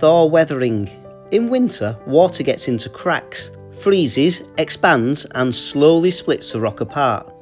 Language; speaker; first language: English; native; English